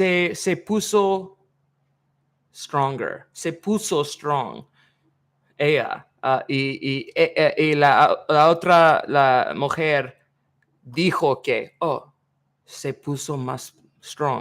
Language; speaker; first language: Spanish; non-native, learner; English